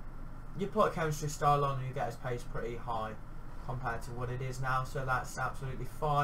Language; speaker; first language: English; native; English